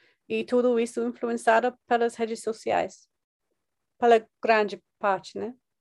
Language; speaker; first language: Portuguese; non-native, fluent; English